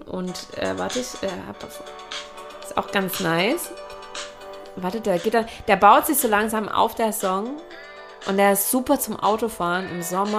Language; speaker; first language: German; native; German